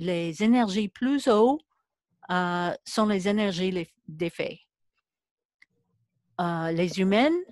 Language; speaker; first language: French; non-native, learner; English